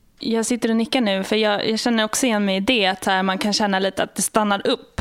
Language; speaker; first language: Swedish; native; Swedish